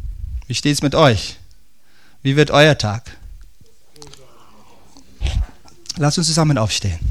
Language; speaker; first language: German; non-native, fluent; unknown